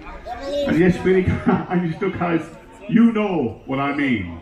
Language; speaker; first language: German; non-native, learner; English